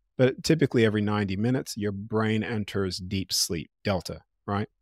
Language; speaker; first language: English; native; English